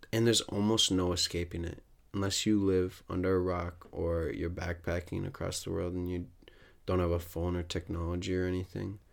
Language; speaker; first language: English; native; English